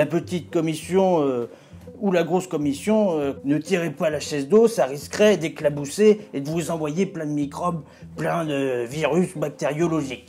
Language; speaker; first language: French; native; French